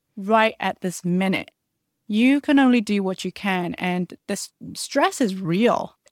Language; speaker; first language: English; early bilingual, other home language; Chinese